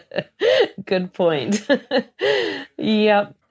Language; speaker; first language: English; native; English